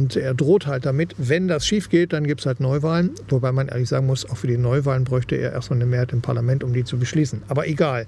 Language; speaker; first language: German; native; German